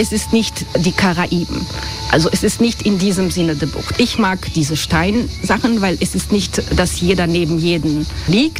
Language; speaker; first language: German; non-native, fluent; Croatian